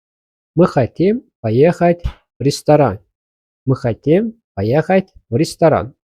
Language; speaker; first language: Russian; non-native, fluent; Azerbaijani